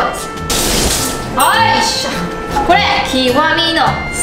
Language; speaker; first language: Japanese; non-native, learner; Chinese